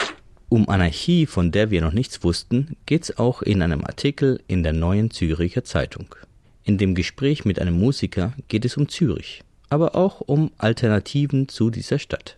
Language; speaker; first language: German; native; German